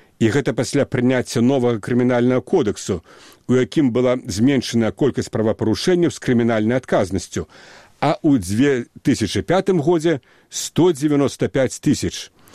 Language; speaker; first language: Belarusian; native; Belarusian